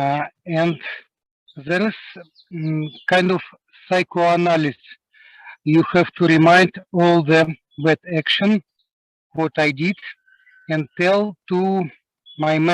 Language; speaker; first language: English; non-native, learner; Russian